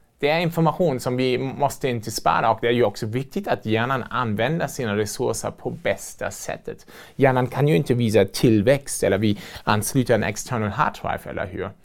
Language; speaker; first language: Swedish; non-native, fluent; German